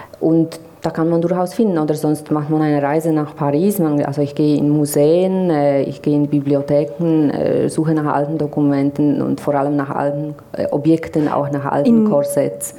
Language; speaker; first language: German; non-native, fluent; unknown